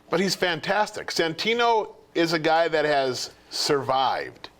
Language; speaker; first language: English; native; English